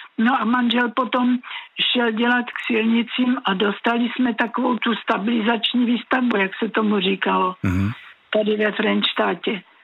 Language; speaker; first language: Czech; native; Czech